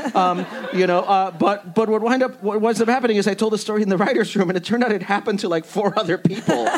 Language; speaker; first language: English; early bilingual, other home language; Spanish